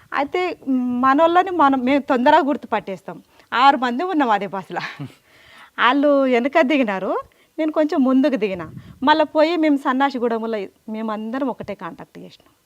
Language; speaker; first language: Telugu; native; Telugu